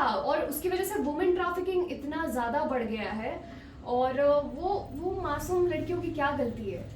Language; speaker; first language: Hindi; native; Hindi